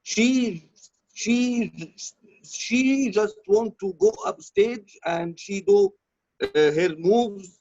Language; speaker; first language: English; non-native, learner; Arabic